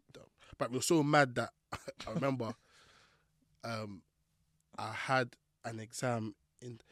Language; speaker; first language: English; native; English